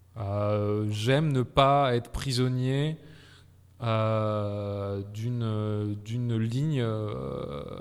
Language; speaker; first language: French; native; French